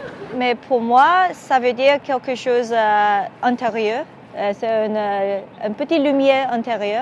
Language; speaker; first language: French; non-native, learner; Cantonese